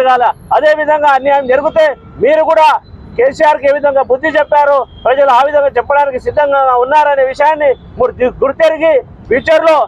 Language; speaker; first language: Telugu; non-native, local second language; Lambadi